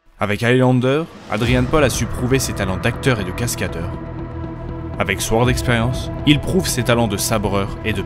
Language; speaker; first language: French; native; French